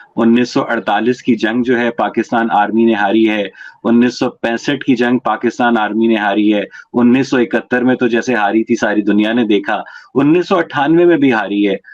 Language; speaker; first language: Urdu; non-native, local second language; Punjabi